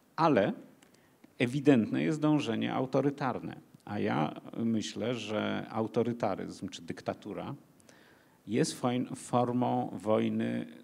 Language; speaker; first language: Polish; native; Polish